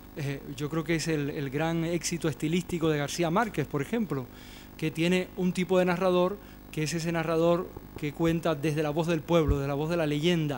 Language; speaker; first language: Spanish; native; Spanish